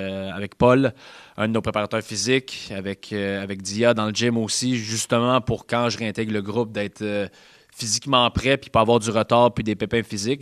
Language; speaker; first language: French; native; French